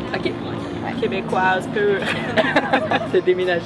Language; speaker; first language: French; native; French